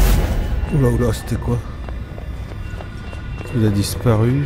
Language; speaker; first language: French; native; French